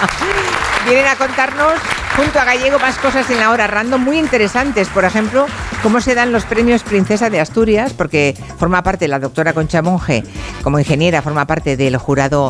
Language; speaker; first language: Spanish; native; Spanish